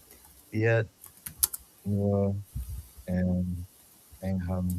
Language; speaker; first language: Vietnamese; non-native, learner; English